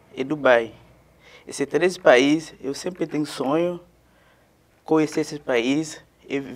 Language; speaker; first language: Portuguese; non-native, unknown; Haitian Creole